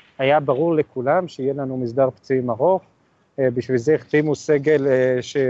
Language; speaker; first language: Hebrew; native; Hebrew